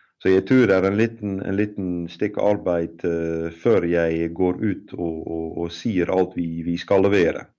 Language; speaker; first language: Norwegian; non-native, fluent; Dutch